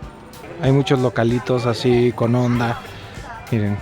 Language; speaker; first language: Spanish; native; Spanish